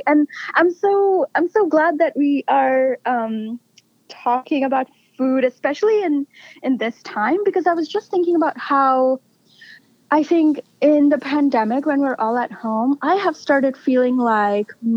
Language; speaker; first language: English; non-native, local second language; Bangla